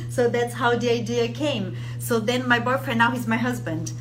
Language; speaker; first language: English; non-native, fluent; Portuguese